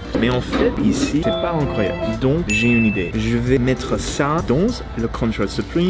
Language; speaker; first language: French; non-native, learner; English